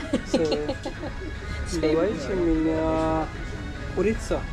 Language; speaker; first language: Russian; non-native, learner; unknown